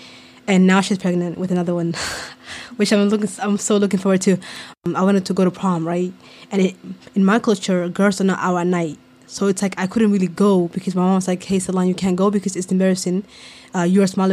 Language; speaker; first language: English; non-native, local second language; Somali